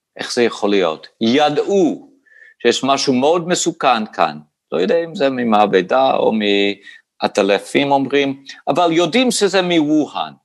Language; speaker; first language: Hebrew; non-native, fluent; English